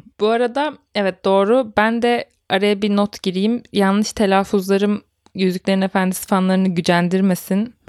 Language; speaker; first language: Turkish; native; Turkish